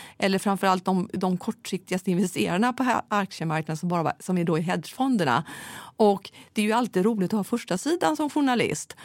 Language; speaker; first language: Swedish; native; Swedish